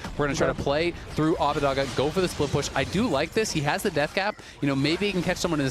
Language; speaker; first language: English; native; English